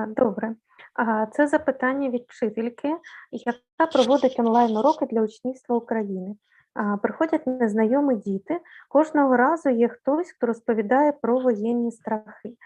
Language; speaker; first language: Ukrainian; native; Ukrainian